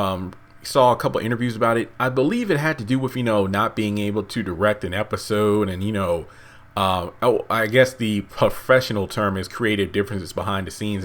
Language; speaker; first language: English; native; English